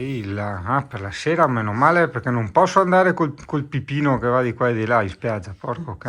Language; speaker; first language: Italian; native; Italian